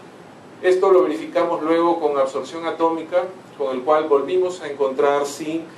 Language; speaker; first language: Spanish; native; Spanish